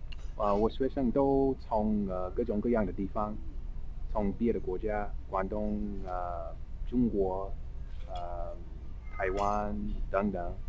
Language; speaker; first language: Chinese; non-native, fluent; English